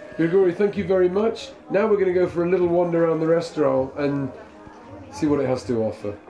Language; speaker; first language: English; native; English